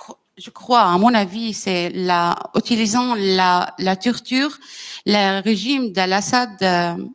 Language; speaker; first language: French; non-native, learner; Arabic